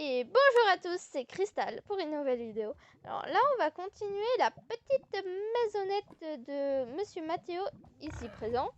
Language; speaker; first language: French; native; French